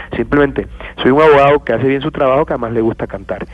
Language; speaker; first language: Spanish; native; Spanish